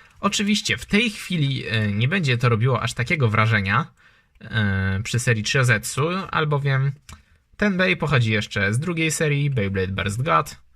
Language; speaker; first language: Polish; native; Polish